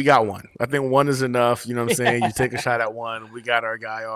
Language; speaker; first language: English; native; English